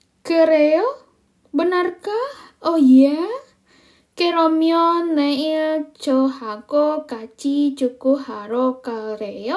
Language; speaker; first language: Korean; non-native, fluent; Indonesian